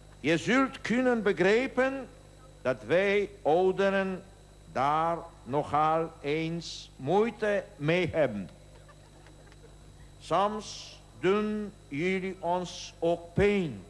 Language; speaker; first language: Dutch; non-native, learner; Polish